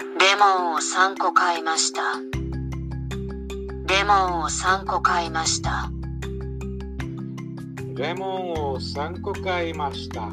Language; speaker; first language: Japanese; non-native, learner; English